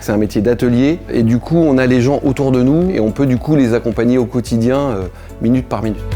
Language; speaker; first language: French; native; French